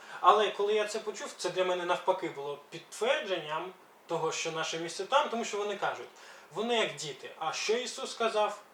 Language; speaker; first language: Ukrainian; early bilingual, other home language; Belarusian